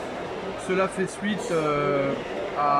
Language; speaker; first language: French; native; French